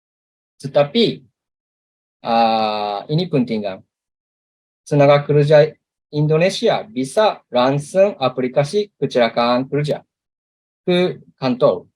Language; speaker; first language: Indonesian; non-native, learner; Japanese